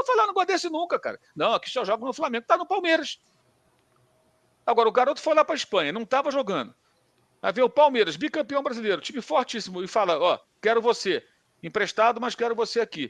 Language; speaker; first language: Portuguese; native; Portuguese